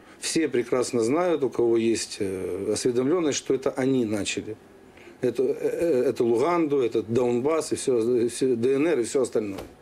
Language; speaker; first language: Russian; native; Russian